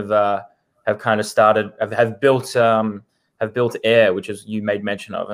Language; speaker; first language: English; native; English